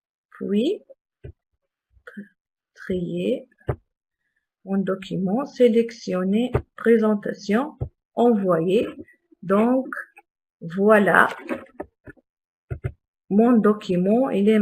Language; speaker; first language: French; non-native, local second language; Arabic